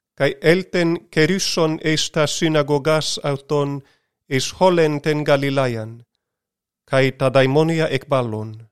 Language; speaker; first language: Greek; non-native, learner; English